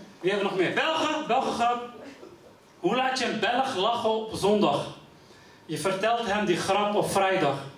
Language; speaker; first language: Dutch; early bilingual, other home language; Riffian